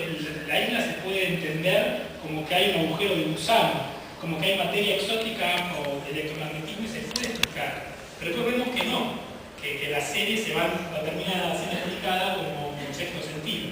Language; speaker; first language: Spanish; native; Spanish